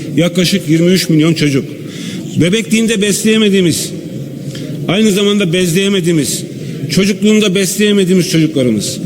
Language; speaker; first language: Turkish; native; Turkish